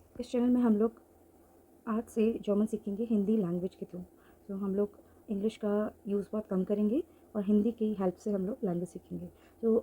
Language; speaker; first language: Hindi; native; Hindi